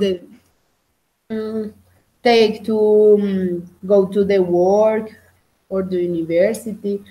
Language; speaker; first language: English; non-native, learner; Spanish